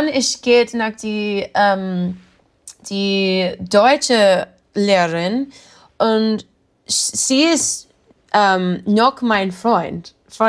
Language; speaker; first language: German; non-native, learner; English